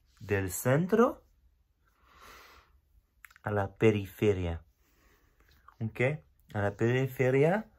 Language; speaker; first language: Spanish; non-native, learner; French